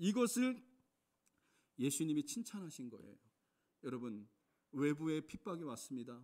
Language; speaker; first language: Korean; native; Korean